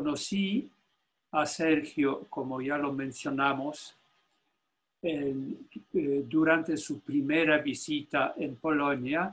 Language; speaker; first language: Spanish; non-native, fluent; Polish